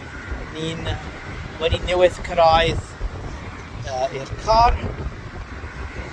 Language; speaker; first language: Welsh; non-native, learner; English